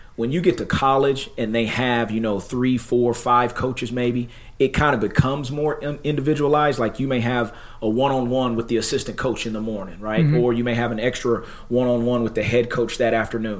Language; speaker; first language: English; native; English